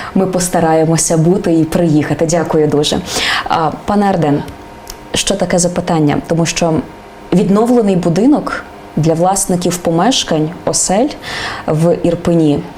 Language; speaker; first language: Ukrainian; native; Ukrainian